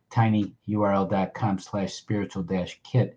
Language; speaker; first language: English; native; English